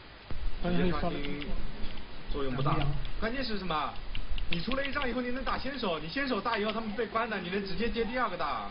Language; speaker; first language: Chinese; native; Chinese